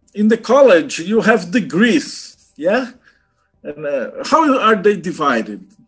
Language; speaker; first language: English; non-native, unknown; Portuguese